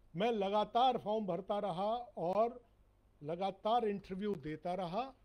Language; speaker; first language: Hindi; non-native, local second language; Bangla